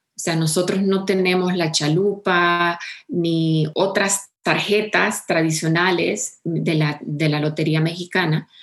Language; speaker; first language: Spanish; early bilingual, heritage; Spanish